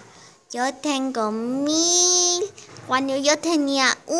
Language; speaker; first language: Spanish; non-native, learner; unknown